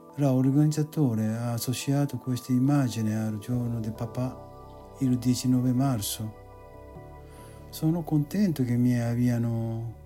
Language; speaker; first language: Italian; non-native, fluent; Japanese